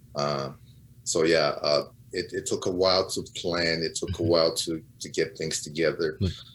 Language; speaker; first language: English; non-native, fluent; Portuguese